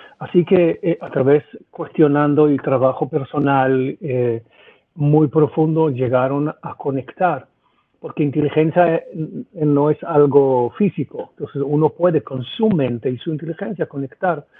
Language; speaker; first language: Spanish; non-native, fluent; Hebrew